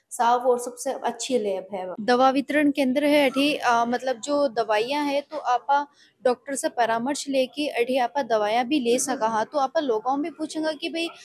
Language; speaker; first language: Hindi; native; Hindi